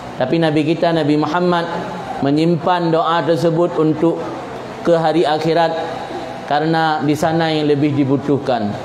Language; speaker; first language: Malay; non-native, local second language; Achinese